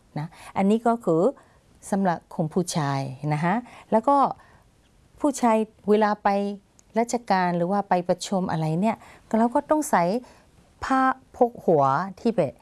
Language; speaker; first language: Thai; non-native, fluent; Burmese